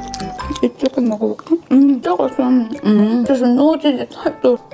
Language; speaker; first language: Chinese; non-native, learner; Korean